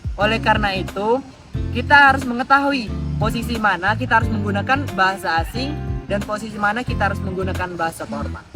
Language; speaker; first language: Indonesian; non-native, local second language; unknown